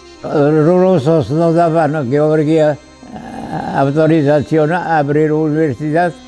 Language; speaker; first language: Spanish; non-native, fluent; Georgian